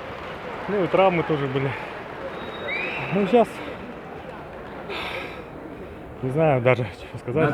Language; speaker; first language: Russian; non-native, local second language; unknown